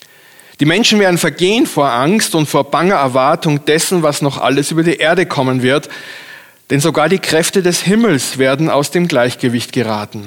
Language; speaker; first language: German; native; German